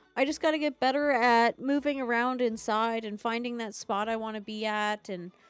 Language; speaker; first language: English; native; English